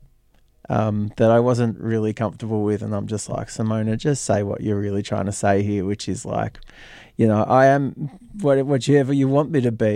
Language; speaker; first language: English; native; English